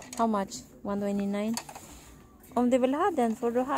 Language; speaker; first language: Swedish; non-native, learner; Filipino